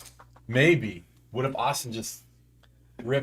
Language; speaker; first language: English; native; English